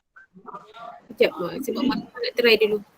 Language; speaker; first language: Malay; native; Malay